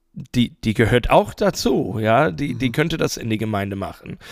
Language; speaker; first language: German; non-native, fluent; English